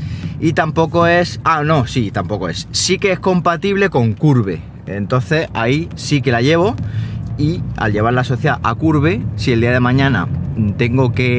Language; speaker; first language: Spanish; native; Spanish